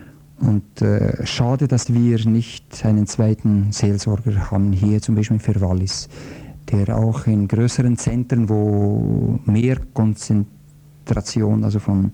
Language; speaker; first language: German; non-native, fluent; Croatian